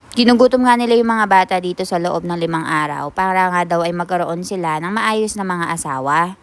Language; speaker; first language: Filipino; native; Filipino